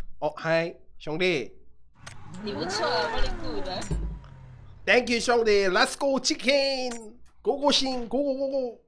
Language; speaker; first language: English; non-native, learner; Korean